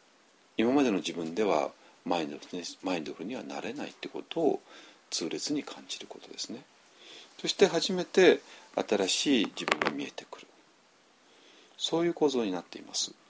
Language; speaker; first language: Japanese; native; Japanese